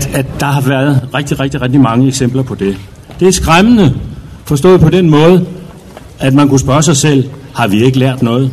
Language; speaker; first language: Danish; native; Danish